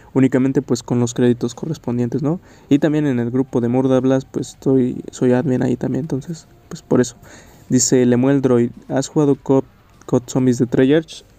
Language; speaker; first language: Spanish; native; Spanish